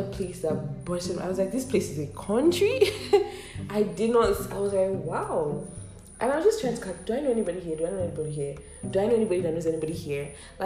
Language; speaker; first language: English; non-native, local second language; Yoruba